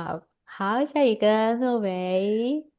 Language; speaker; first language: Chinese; non-native, fluent; Indonesian